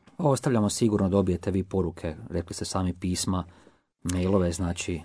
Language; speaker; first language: Croatian; native; Croatian